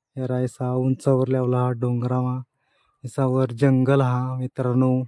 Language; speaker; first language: Marathi; non-native, local second language; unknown